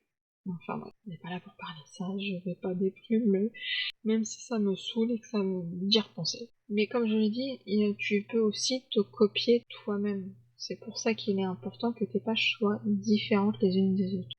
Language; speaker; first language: French; native; French